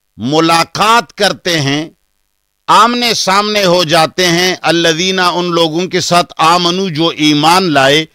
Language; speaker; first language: Urdu; non-native, local second language; Pashto